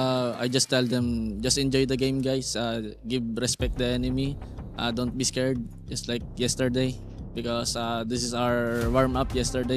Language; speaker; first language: English; non-native, learner; Lao